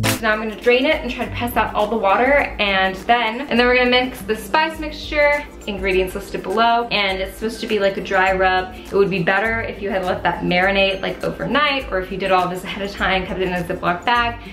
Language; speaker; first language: English; native; English